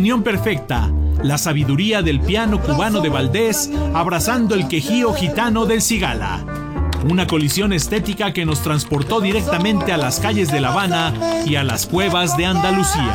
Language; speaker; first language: Spanish; native; Spanish